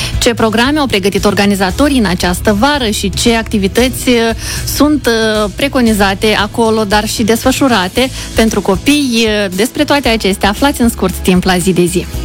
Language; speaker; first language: Romanian; native; Romanian